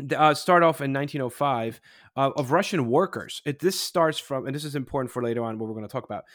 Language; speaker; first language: English; non-native, fluent; Polish